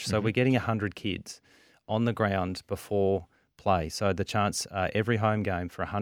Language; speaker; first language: English; native; English